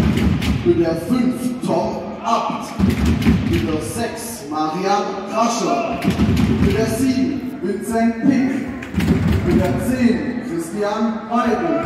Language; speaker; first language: German; native; German